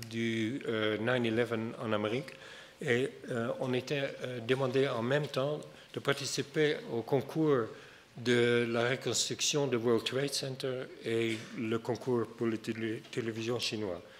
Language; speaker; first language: French; non-native, fluent; Dutch